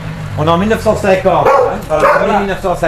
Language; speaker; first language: French; native; French